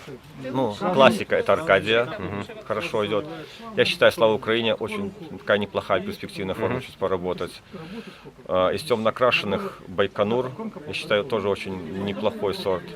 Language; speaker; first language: Russian; native; Russian